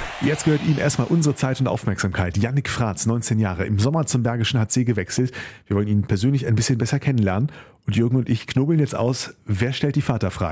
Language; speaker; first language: German; native; German